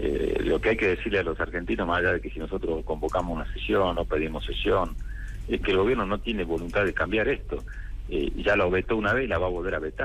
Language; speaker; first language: Spanish; native; Spanish